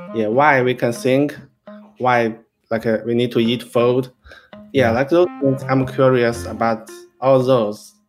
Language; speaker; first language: English; non-native, fluent; Chinese